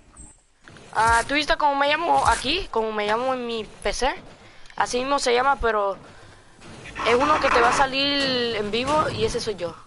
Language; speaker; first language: Spanish; early bilingual, other home language; English